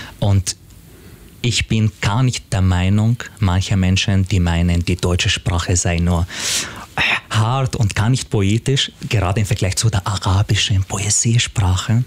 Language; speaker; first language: German; non-native, fluent; Arabic